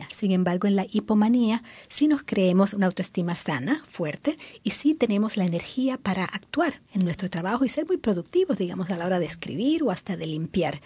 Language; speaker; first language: Spanish; native; Spanish